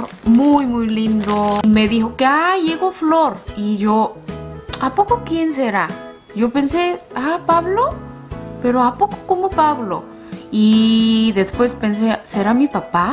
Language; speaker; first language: Spanish; non-native, learner; Korean